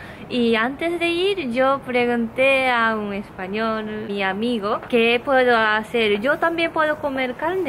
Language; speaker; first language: Spanish; non-native, learner; Japanese